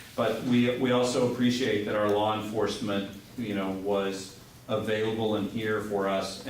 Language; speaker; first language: English; native; English